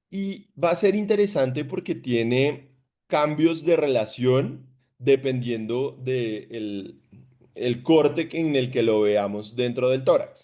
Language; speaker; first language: Spanish; native; Spanish